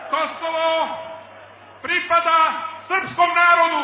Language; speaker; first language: Serbian; native; Serbian